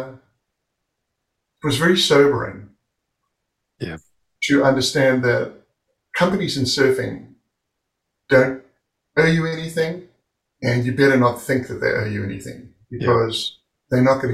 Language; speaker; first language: English; native; English